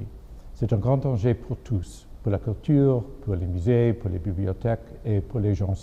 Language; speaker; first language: French; non-native, fluent; English